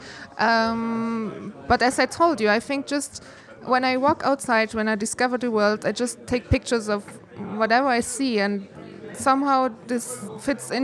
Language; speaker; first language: English; non-native, fluent; Luxembourgish